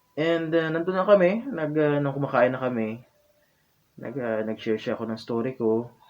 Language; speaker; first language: Filipino; non-native, local second language; Hiligaynon